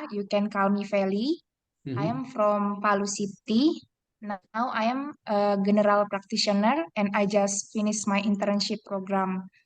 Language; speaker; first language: English; non-native, learner; Indonesian